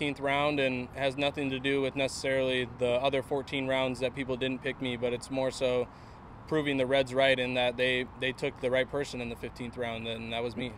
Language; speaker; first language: English; native; English